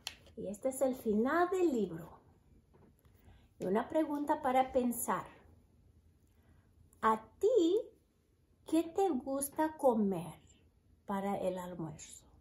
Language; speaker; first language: Spanish; early bilingual, heritage; Spanish